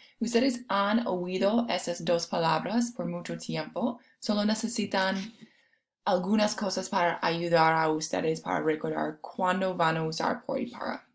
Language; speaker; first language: Spanish; non-native, fluent; English